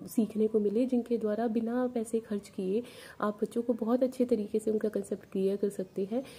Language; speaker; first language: Hindi; native; Hindi